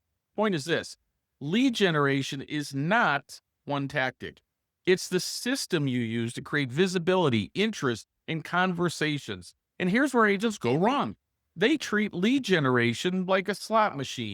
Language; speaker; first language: English; native; English